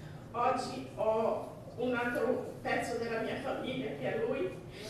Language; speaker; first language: Italian; non-native, fluent; Portuguese